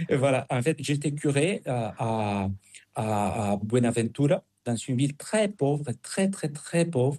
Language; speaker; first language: French; non-native, fluent; Spanish